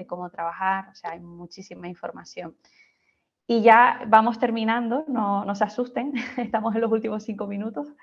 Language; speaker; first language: Spanish; native; Spanish